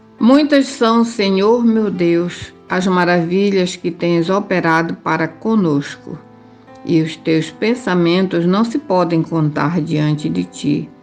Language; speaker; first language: Portuguese; native; Portuguese